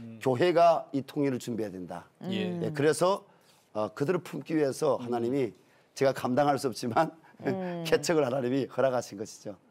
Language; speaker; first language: Korean; native; Korean